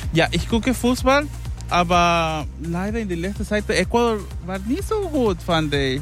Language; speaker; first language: German; non-native, learner; Spanish